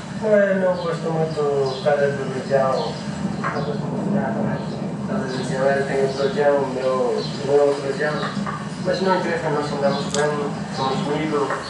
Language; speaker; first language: Portuguese; non-native, learner; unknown